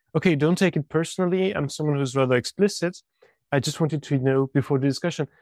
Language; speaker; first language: English; non-native, fluent; French